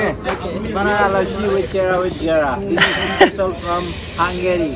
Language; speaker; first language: English; non-native, learner; Nepali